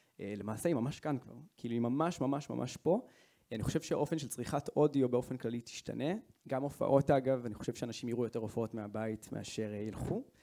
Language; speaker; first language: Hebrew; native; Hebrew